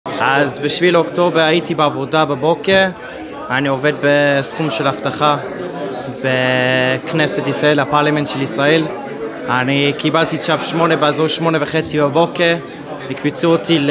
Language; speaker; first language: Hebrew; non-native, fluent; English